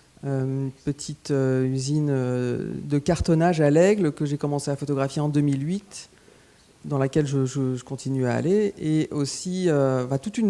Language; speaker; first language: French; native; French